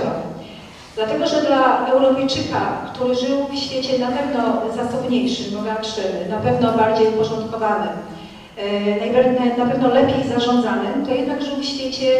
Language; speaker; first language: Polish; native; Polish